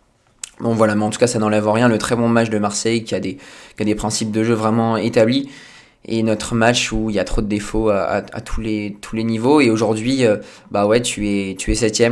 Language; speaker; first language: French; native; French